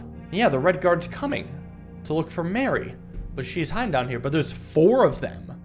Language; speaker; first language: English; native; English